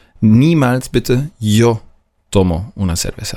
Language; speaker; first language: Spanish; non-native, fluent; German